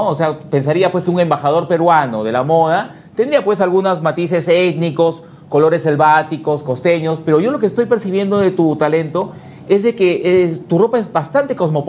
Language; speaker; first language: Spanish; native; Spanish